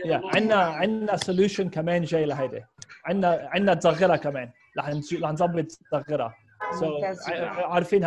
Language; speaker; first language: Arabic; early bilingual, heritage; Arabic